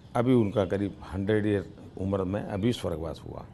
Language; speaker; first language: Hindi; non-native, local second language; Gujarati